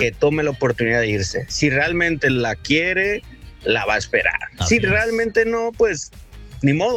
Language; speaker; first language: Spanish; native; Spanish